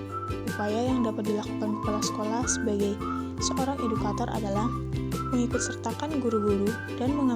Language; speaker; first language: Indonesian; native; Indonesian